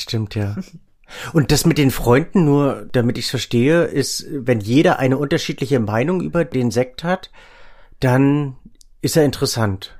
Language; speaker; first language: German; native; German